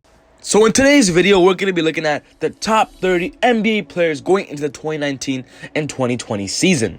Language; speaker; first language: English; native; English